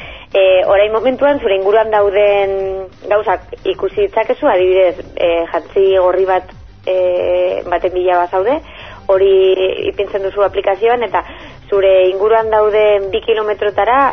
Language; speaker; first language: Basque; non-native, local second language; Spanish